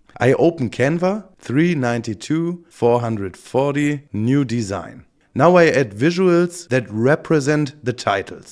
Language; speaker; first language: English; non-native, fluent; German